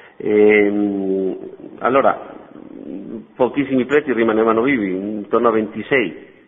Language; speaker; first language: Italian; non-native, fluent; Spanish